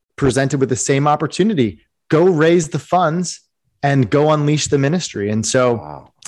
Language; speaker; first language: English; native; English